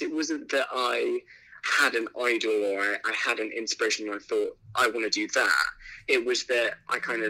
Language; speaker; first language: English; native; English